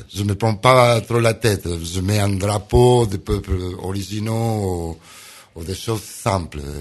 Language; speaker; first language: French; non-native, fluent; Spanish